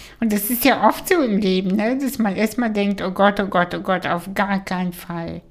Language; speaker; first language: German; early bilingual, other home language; Russian